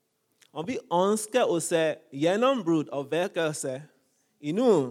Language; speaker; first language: Norwegian; non-native, fluent; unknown